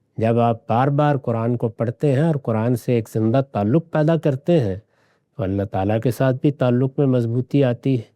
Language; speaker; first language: Urdu; non-native, local second language; Punjabi